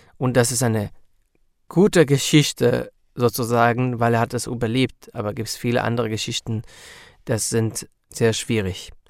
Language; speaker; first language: German; non-native, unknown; Hebrew